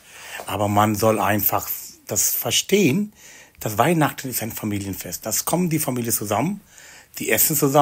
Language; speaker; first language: German; non-native, fluent; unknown